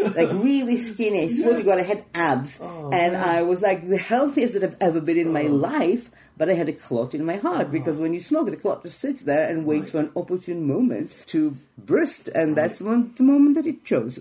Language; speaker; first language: English; non-native, fluent; Hebrew